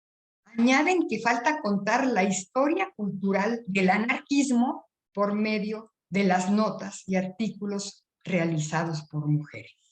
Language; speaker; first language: Spanish; native; Spanish